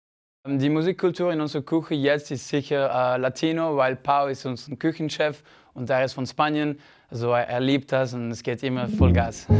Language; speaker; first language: German; non-native, fluent; French